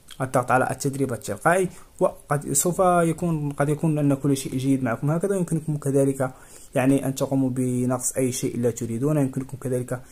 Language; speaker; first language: Arabic; native; Arabic